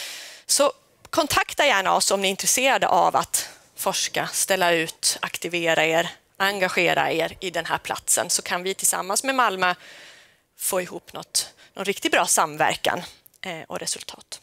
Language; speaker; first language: Swedish; native; Swedish